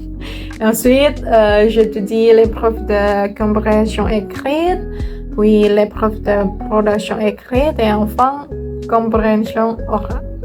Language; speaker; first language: French; non-native, learner; Indonesian